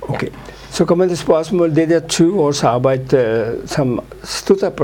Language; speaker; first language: Danish; non-native, fluent; Urdu